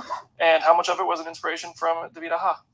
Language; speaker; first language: English; native; English